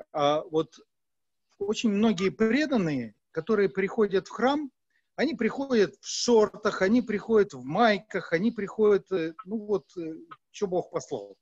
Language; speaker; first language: Russian; native; Russian